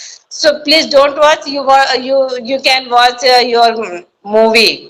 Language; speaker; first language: English; non-native, learner; Hindi